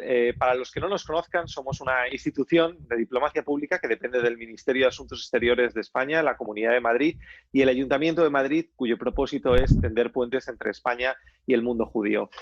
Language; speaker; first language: Spanish; native; Spanish